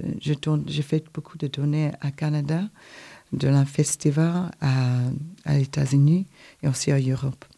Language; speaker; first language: French; non-native, learner; English